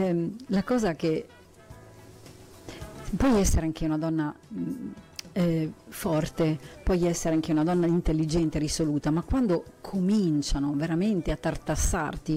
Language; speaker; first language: Italian; native; Italian